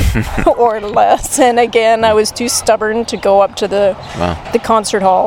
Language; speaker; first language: English; native; English